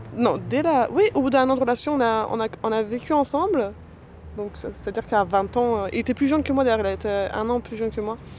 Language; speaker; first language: French; non-native, fluent; Persian